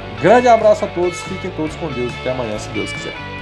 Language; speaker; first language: Portuguese; native; Portuguese